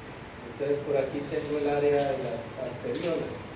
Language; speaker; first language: Spanish; native; Spanish